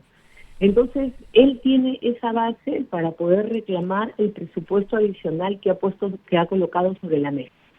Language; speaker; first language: Spanish; native; Spanish